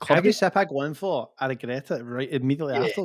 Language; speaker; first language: English; native; English